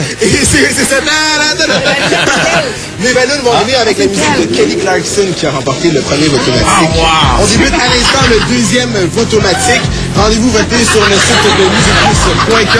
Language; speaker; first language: French; native; French